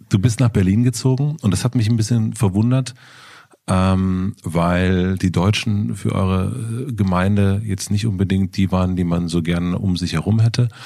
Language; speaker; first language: German; native; German